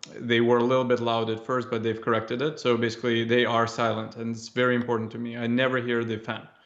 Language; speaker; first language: English; non-native, fluent; Russian